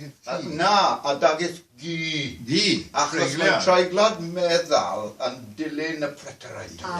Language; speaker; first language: Welsh; non-native, fluent; English